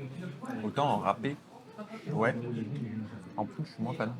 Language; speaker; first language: French; native; French